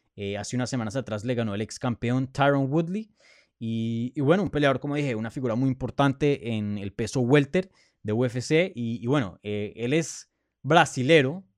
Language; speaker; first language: Spanish; native; Spanish